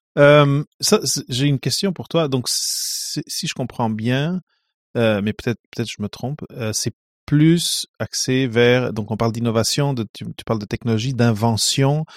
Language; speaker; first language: French; native; French